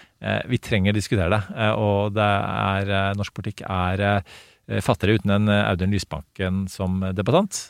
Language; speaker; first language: Norwegian; native; Norwegian